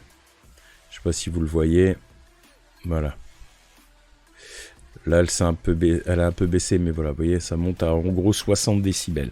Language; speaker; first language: French; native; French